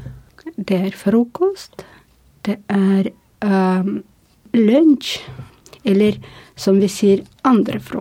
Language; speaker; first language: Norwegian; non-native, fluent; Russian